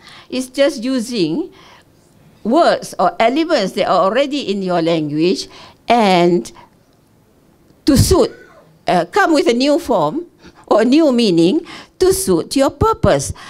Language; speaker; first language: English; non-native, local second language; Malay